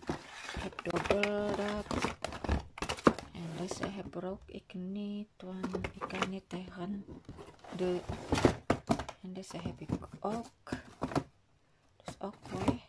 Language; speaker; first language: Dutch; non-native, learner; Indonesian